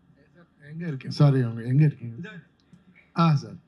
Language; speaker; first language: Tamil; non-native, fluent; Kannada